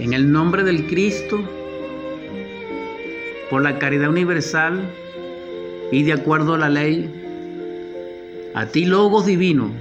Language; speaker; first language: Spanish; native; Spanish